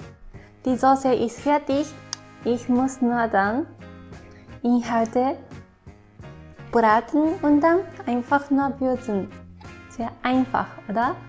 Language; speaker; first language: German; non-native, learner; Japanese